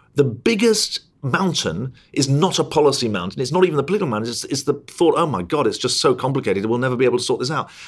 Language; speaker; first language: English; native; English